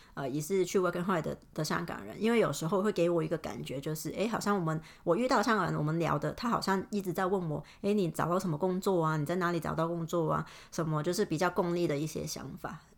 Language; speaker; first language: Chinese; non-native, local second language; Cantonese